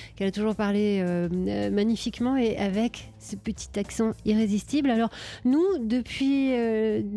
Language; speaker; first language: French; native; French